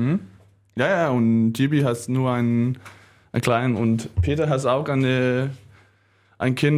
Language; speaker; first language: German; non-native, learner; Danish